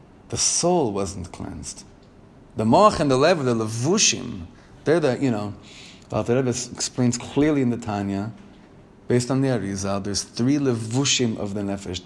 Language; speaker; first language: English; native; English